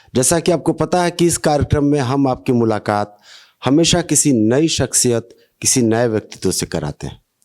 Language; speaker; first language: Hindi; native; Hindi